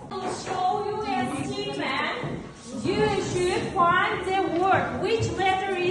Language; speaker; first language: English; non-native, fluent; Uzbek